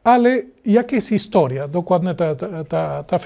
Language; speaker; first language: Polish; non-native, learner; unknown